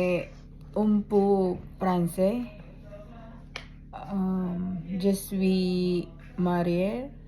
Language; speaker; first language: French; non-native, learner; Filipino